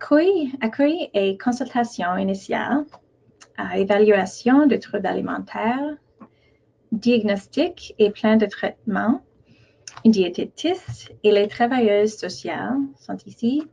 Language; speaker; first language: French; non-native, local second language; English